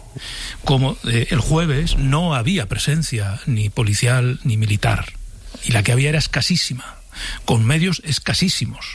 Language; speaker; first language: Spanish; native; Spanish